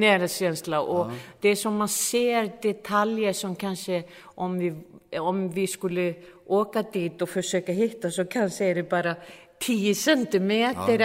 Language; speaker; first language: Swedish; non-native, fluent; Icelandic